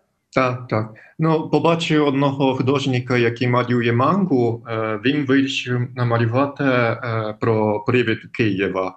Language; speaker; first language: Ukrainian; non-native, fluent; Japanese